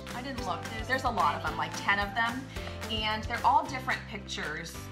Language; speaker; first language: English; native; English